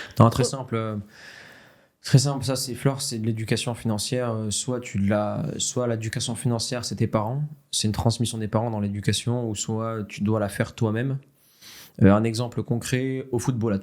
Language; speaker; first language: French; native; French